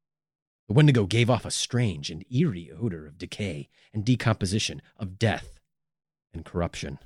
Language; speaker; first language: English; native; English